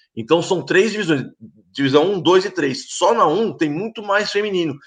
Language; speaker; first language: Portuguese; native; Portuguese